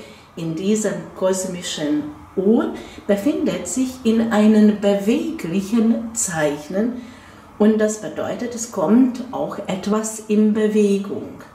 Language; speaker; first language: German; non-native, fluent; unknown